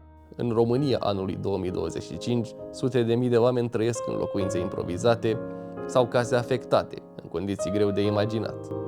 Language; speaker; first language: Romanian; native; Romanian